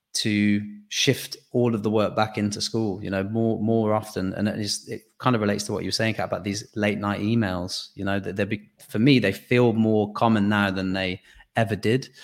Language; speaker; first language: English; native; English